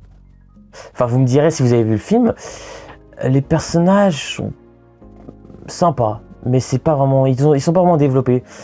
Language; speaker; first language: French; native; French